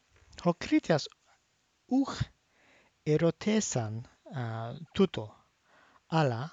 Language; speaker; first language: Greek; non-native, fluent; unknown